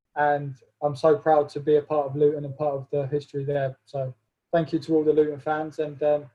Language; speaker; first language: English; native; English